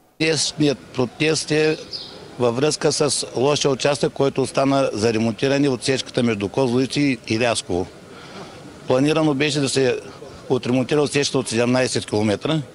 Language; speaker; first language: Bulgarian; native; Bulgarian